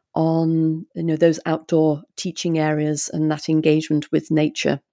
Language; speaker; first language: English; native; English